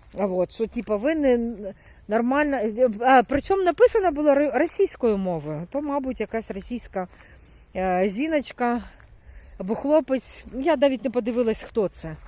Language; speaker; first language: Ukrainian; non-native, local second language; Russian